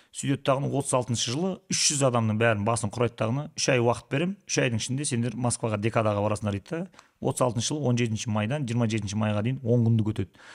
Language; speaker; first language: Kazakh; native; Kazakh